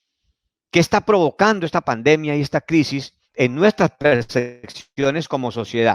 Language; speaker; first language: Spanish; native; Spanish